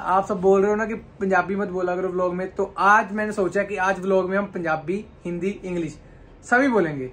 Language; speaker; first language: Hindi; native; Hindi